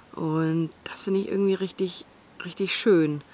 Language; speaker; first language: German; native; German